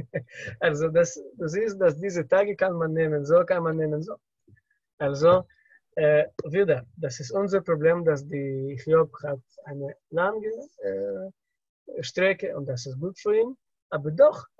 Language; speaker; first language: German; non-native, learner; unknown